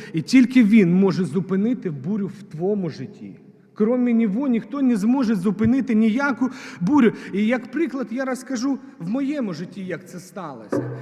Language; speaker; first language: Ukrainian; non-native, local second language; Russian